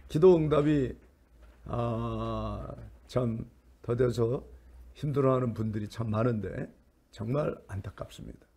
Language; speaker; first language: Korean; native; Korean